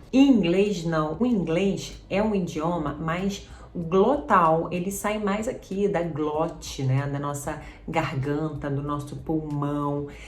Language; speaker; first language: Portuguese; native; Portuguese